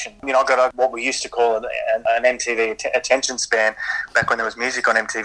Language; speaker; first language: English; native; English